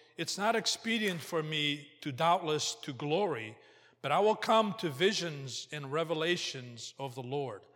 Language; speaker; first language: English; early bilingual, other home language; Portuguese